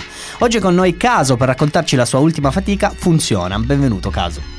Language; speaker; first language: Italian; native; Italian